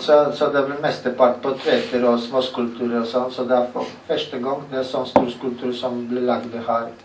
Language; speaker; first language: Norwegian; non-native, learner; Polish